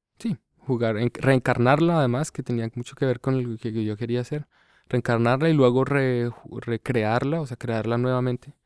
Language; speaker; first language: Spanish; native; Spanish